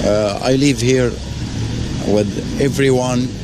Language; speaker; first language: English; non-native, learner; Arabic